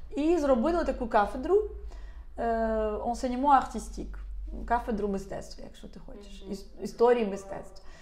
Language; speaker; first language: Ukrainian; non-native, local second language; Russian